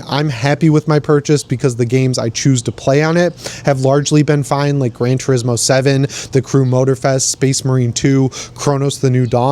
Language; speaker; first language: English; native; English